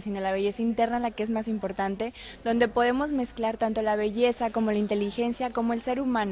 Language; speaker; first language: Spanish; native; Spanish